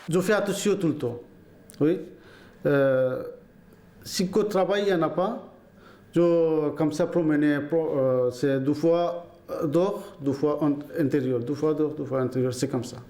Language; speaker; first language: French; non-native, learner; Bangla